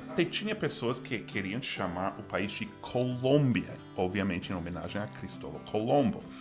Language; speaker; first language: Portuguese; non-native, fluent; English